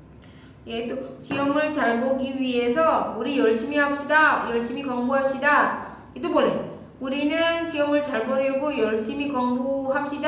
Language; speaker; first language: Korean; non-native, fluent; Indonesian